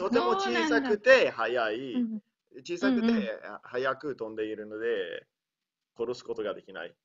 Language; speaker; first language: Japanese; non-native, learner; Italian